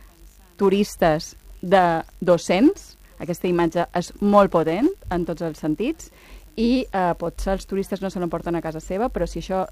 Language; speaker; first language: Catalan; native; Catalan